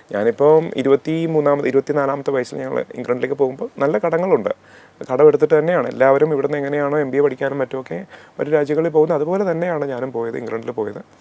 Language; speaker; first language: Malayalam; native; Malayalam